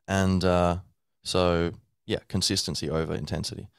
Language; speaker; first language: English; native; English